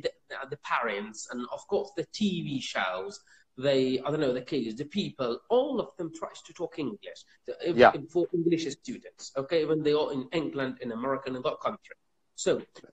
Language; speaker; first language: English; non-native, fluent; Persian